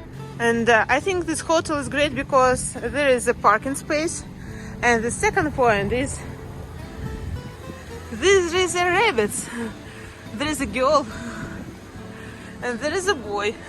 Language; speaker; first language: English; non-native, learner; Russian